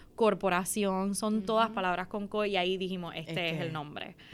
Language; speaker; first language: Spanish; native; Spanish